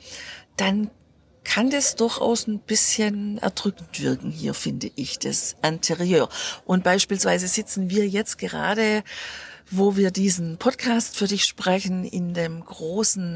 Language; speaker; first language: German; native; German